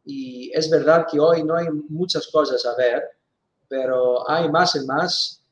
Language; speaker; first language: Spanish; non-native, fluent; Greek